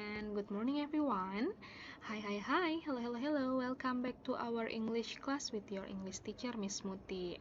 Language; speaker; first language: English; non-native, fluent; Indonesian